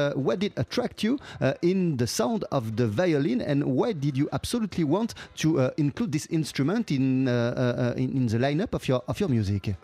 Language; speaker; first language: English; non-native, fluent; French